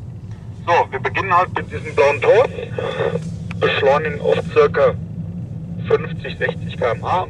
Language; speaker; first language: German; native; German